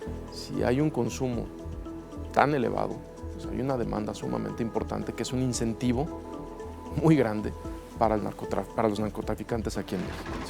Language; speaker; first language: Spanish; native; Spanish